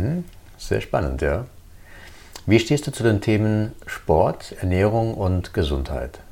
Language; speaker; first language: German; native; German